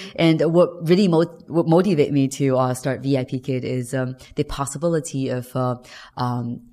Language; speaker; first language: English; non-native, fluent; Chinese